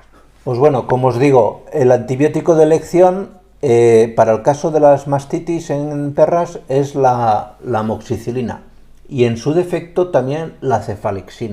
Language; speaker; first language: Spanish; native; Spanish